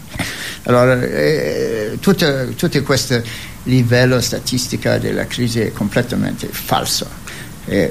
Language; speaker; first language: Italian; non-native, fluent; English